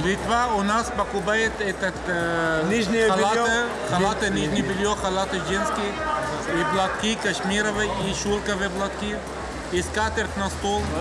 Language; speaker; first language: Russian; non-native, learner; Arabic